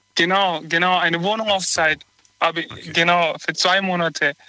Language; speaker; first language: German; native; German